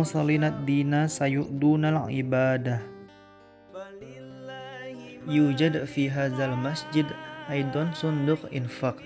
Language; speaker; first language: Arabic; non-native, learner; Indonesian